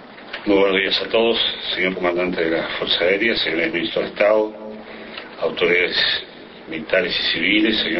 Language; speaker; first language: Spanish; native; Spanish